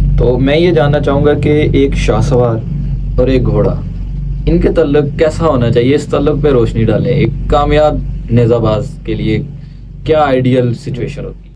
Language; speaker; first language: Urdu; non-native, local second language; Punjabi